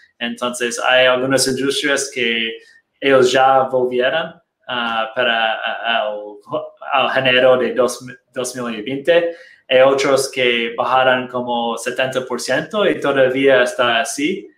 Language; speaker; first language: Spanish; non-native, fluent; Portuguese